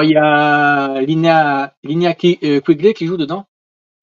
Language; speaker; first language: French; native; French